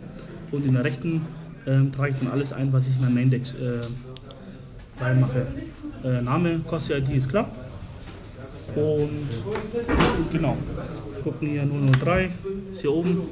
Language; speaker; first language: German; native; German